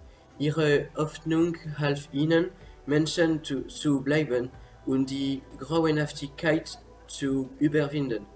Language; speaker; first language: German; non-native, learner; French